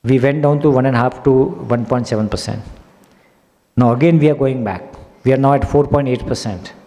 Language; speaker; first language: English; non-native, local second language; Hindi